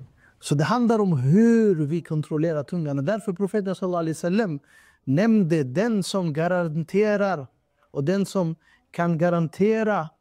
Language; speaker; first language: Swedish; non-native, fluent; Urdu